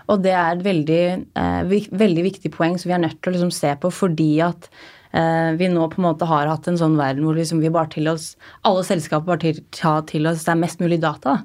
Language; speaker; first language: Norwegian; native; Norwegian